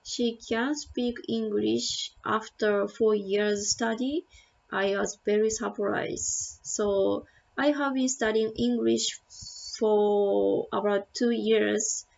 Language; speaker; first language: English; non-native, learner; Japanese